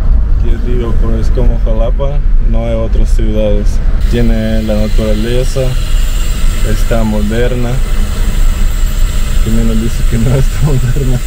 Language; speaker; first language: Spanish; non-native, fluent; Russian